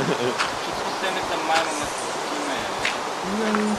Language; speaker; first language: Hebrew; native; Hebrew